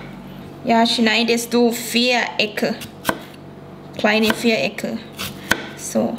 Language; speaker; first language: German; non-native, learner; Thai